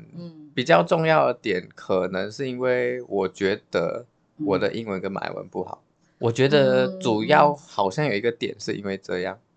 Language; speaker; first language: Chinese; native; Chinese